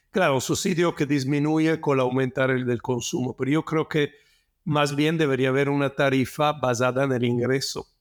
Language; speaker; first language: Spanish; non-native, fluent; Italian